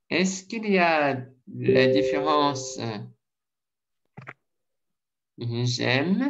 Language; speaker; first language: French; non-native, learner; Russian